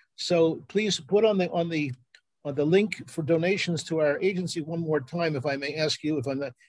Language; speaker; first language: English; native; English